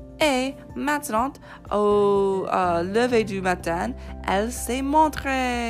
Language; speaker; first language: French; non-native, fluent; English